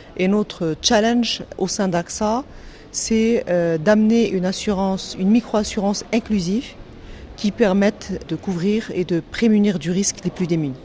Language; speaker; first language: French; non-native, local second language; Arabic